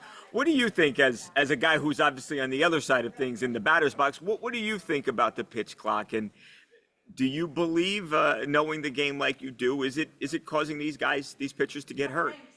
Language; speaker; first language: English; native; English